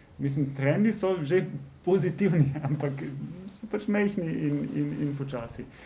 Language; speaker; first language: Slovenian; non-native, fluent; German